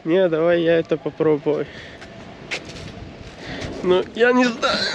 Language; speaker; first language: Russian; non-native, local second language; Kyrgyz